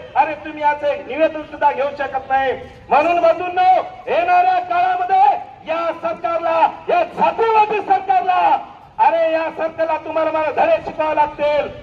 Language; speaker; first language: Marathi; non-native, local second language; Lambadi